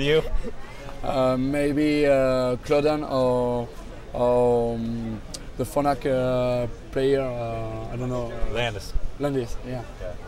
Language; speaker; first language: English; non-native, learner; French